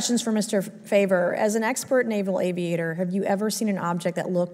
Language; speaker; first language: English; native; English